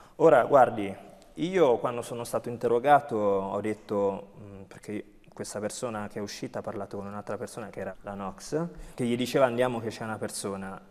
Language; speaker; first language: Italian; early bilingual, other home language; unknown